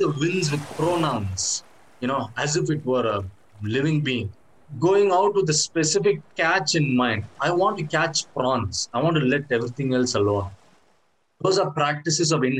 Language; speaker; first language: English; non-native, local second language; Tamil